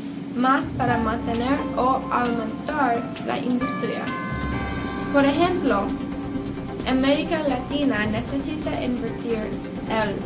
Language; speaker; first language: Spanish; non-native, learner; English